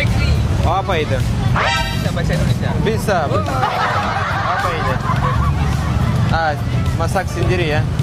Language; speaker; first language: Indonesian; non-native, learner; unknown